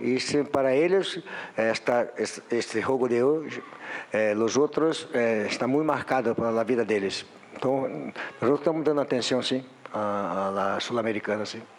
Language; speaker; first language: Portuguese; non-native, learner; Spanish